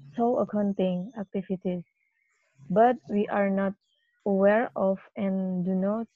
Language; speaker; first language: English; non-native, fluent; Indonesian